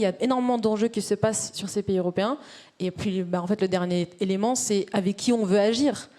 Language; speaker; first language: French; early bilingual, other home language; Arabic